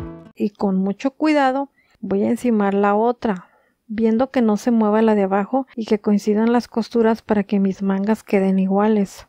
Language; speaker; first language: Spanish; native; Spanish